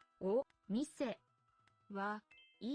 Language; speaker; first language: Japanese; non-native, learner; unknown